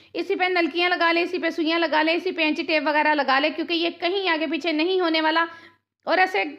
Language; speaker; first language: Urdu; native; Urdu